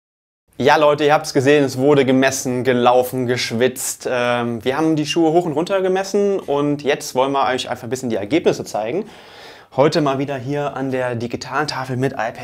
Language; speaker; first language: German; native; German